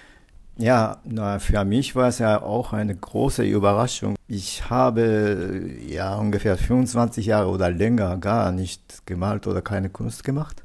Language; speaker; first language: German; non-native, fluent; Japanese